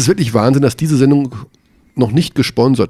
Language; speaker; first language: German; native; German